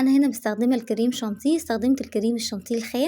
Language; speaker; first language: Arabic; native; Arabic